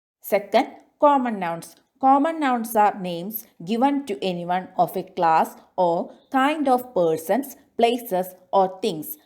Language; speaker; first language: English; non-native, local second language; Malayalam